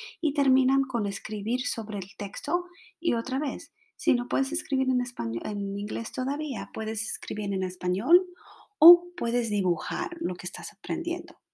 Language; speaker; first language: Spanish; non-native, fluent; English